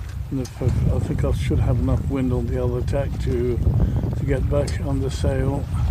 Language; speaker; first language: English; native; English